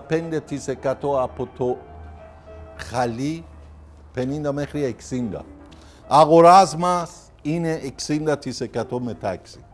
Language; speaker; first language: Greek; non-native, learner; Persian